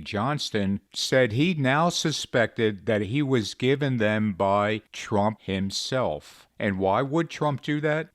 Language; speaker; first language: English; native; English